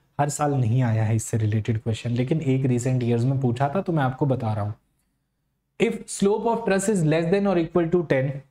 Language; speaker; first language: Hindi; native; Hindi